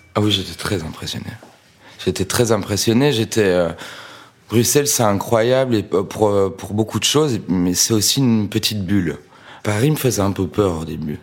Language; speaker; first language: French; native; French